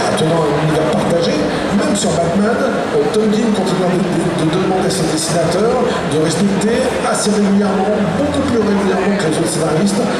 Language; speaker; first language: French; native; French